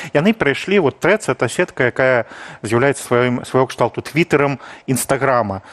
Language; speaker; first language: Belarusian; non-native, local second language; Russian